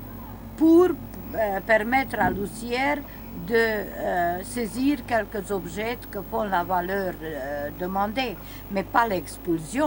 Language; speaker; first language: French; non-native, learner; Romanian